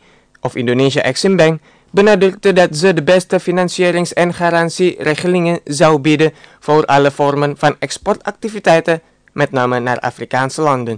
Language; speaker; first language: Dutch; non-native, fluent; Indonesian